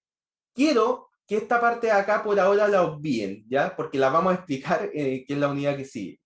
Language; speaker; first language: Spanish; native; Spanish